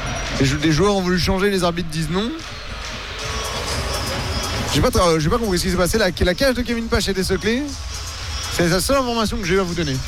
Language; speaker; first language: French; native; French